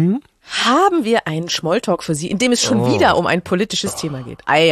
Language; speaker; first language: German; native; German